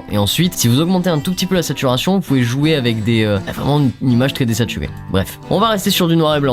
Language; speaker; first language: French; native; French